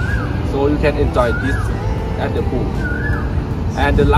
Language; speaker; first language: English; non-native, learner; Thai